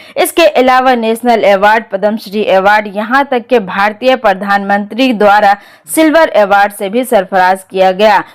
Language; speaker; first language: Hindi; native; Hindi